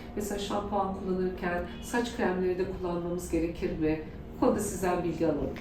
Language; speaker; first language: Turkish; native; Turkish